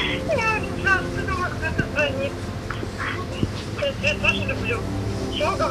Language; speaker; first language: Russian; non-native, local second language; Crimean Tatar